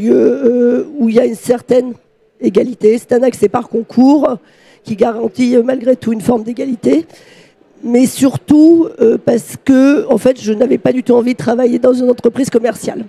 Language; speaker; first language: French; native; French